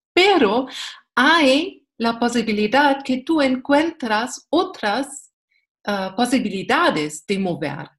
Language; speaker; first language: Spanish; non-native, learner; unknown